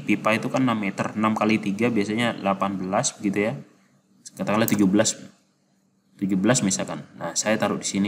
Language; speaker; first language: Indonesian; native; Indonesian